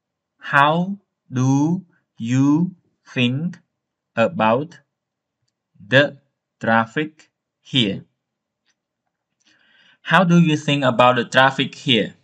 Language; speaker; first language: English; non-native, learner; Khmer